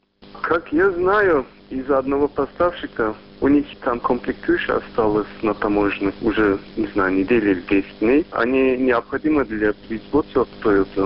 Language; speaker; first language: Russian; non-native, learner; Turkish